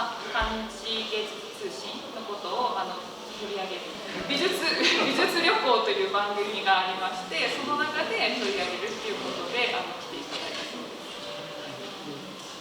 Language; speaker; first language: Japanese; native; Japanese